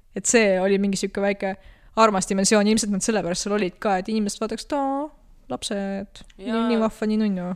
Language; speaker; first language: Estonian; non-native, local second language; Russian